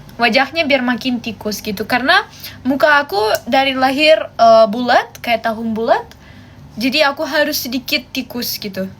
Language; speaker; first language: Indonesian; non-native, fluent; German